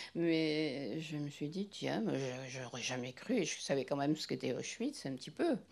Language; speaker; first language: French; native; French